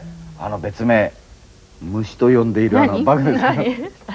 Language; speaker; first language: Japanese; native; Japanese